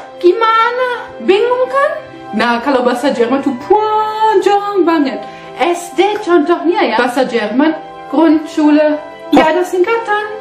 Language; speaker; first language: Indonesian; non-native, fluent; German